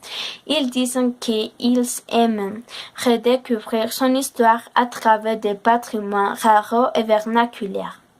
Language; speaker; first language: French; non-native, learner; Spanish